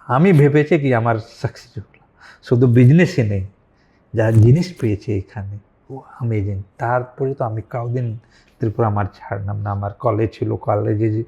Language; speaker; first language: Bangla; non-native, local second language; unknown